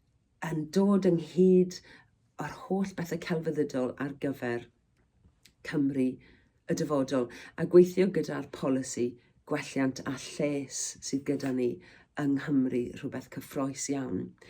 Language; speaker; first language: Welsh; native; Welsh